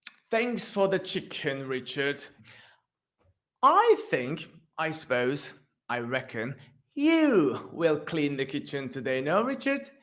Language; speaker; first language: English; non-native, fluent; Turkish